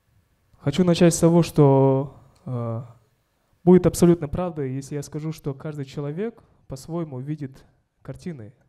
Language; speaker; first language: Russian; non-native, local second language; Kazakh